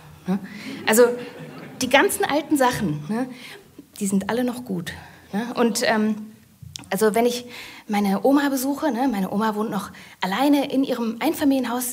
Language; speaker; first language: German; native; German